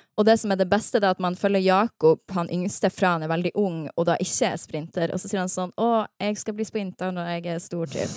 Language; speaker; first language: Norwegian; native; Norwegian